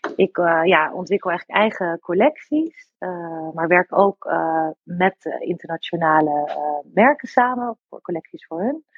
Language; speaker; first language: Dutch; native; Dutch